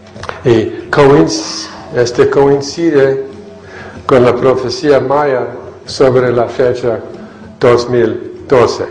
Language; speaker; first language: Spanish; non-native, fluent; English